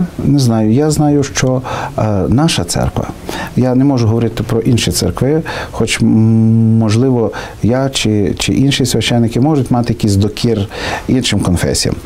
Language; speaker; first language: Ukrainian; native; Ukrainian